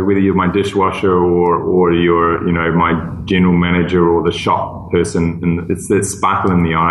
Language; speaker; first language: English; native; English